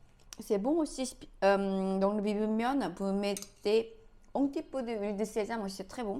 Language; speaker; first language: French; non-native, learner; Korean